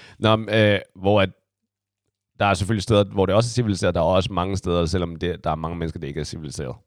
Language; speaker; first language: Danish; early bilingual, other home language; Chinese